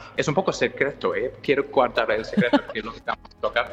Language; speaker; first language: Spanish; non-native, fluent; English